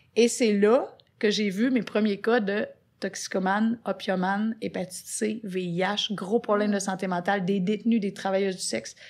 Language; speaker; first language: French; native; French